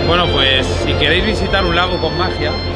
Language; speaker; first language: Spanish; native; Spanish